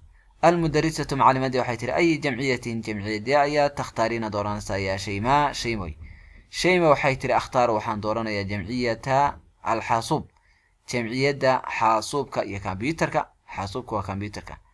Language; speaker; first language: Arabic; non-native, fluent; Somali